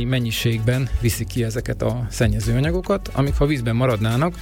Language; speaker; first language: Hungarian; native; Hungarian